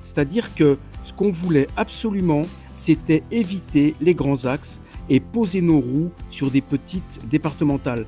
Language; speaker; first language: French; native; French